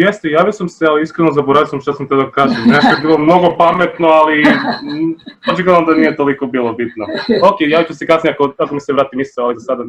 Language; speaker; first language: Bosnian; native; Bosnian